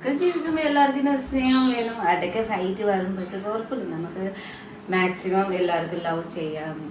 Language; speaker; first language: Malayalam; non-native, fluent; Nepali